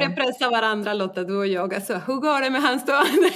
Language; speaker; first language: Swedish; non-native, fluent; Spanish